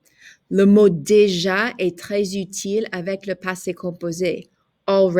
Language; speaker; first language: French; non-native, fluent; English